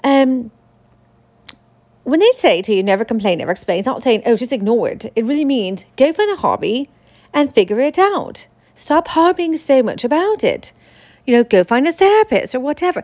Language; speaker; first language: English; native; English